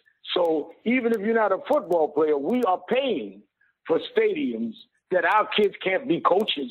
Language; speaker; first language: English; native; English